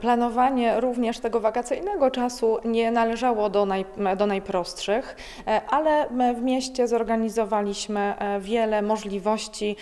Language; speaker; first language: Polish; native; Polish